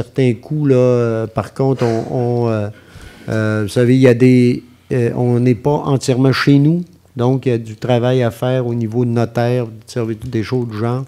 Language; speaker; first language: French; native; French